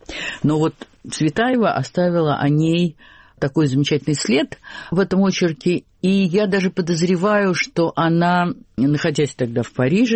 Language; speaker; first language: Russian; native; Russian